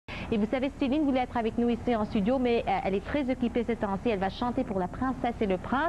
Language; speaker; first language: French; native; French